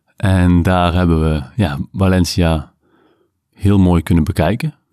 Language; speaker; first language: Dutch; native; Dutch